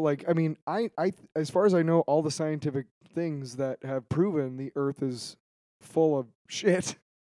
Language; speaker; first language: English; native; English